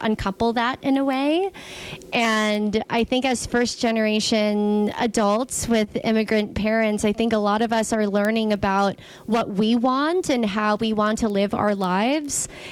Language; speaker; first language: English; native; English